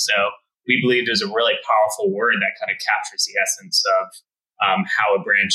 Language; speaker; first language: English; native; English